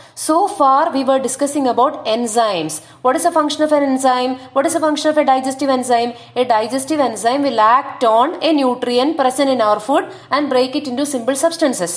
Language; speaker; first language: English; non-native, local second language; Malayalam